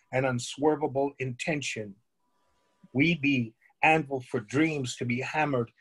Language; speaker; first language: English; native; English